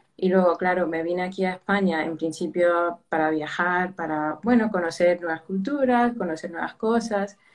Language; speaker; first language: Spanish; early bilingual, heritage; Spanish